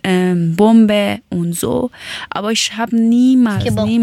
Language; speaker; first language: German; non-native, learner; Persian